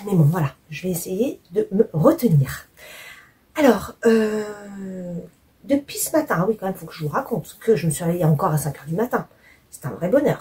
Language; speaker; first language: French; native; French